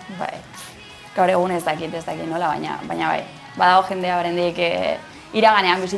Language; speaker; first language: Basque; non-native, local second language; Spanish